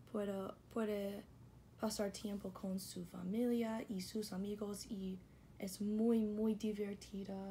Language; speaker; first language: Spanish; non-native, learner; English